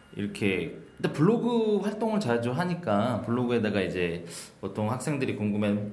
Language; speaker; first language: Korean; native; Korean